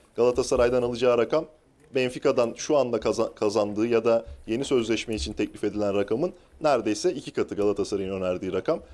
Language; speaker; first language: Turkish; native; Turkish